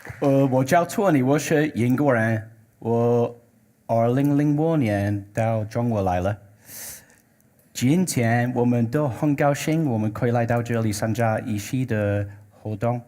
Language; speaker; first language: Chinese; non-native, learner; English